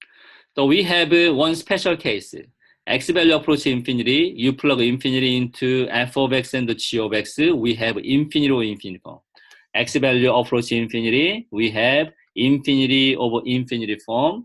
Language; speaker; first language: English; non-native, fluent; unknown